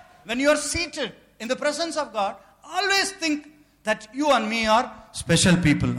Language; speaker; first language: English; non-native, local second language; Tamil